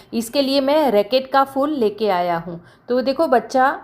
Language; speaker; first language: Hindi; non-native, local second language; Marathi